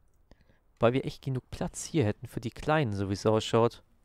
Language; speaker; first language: German; native; German